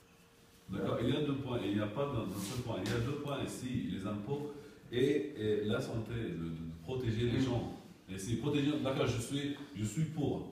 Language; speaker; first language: French; non-native, learner; Arabic